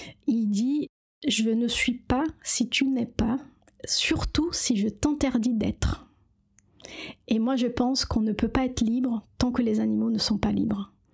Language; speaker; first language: French; non-native, fluent; Portuguese